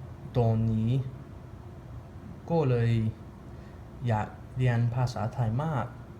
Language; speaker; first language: Thai; non-native, learner; English